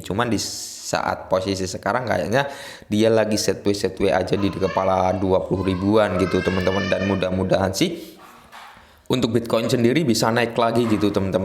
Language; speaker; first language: Indonesian; native; Indonesian